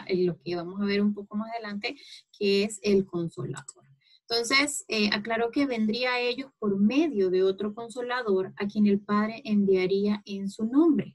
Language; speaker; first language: Spanish; native; Spanish